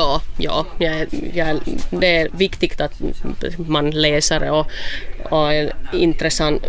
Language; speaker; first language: Swedish; non-native, local second language; Finnish